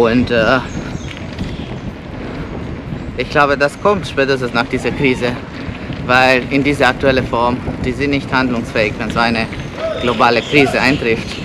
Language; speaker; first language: German; non-native, fluent; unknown